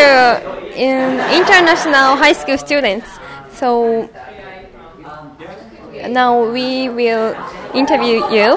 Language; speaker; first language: English; non-native, learner; Japanese